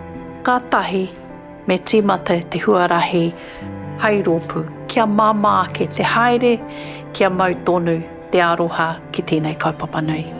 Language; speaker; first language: Māori; non-native, local second language; English